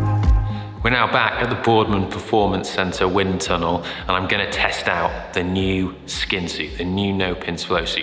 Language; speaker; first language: English; native; English